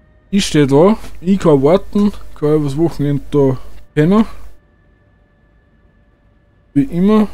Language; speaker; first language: German; native; German